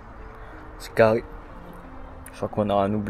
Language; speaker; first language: French; native; French